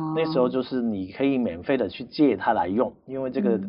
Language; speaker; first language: Chinese; non-native, local second language; Cantonese